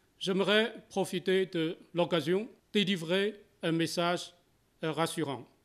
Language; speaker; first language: French; non-native, fluent; Chinese